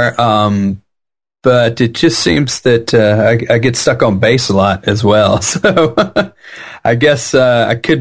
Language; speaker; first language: English; native; English